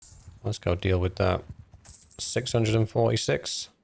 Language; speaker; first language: English; native; English